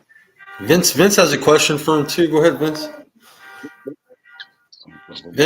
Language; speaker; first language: English; native; English